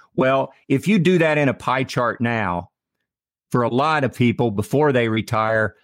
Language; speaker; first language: English; native; English